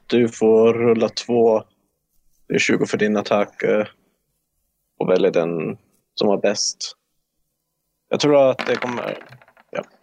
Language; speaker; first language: Swedish; non-native, fluent; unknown